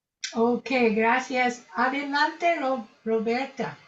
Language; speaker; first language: Spanish; non-native, fluent; English